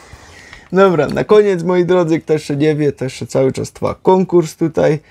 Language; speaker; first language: Polish; native; Polish